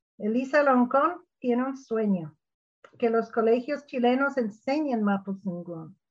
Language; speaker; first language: Spanish; non-native, fluent; English